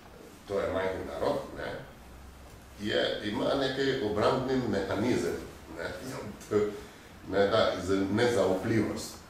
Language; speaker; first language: Slovenian; non-native, fluent; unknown